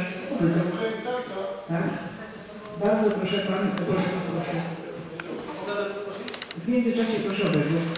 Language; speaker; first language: Polish; native; Polish